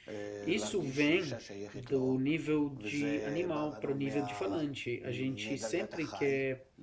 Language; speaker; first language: Portuguese; non-native, fluent; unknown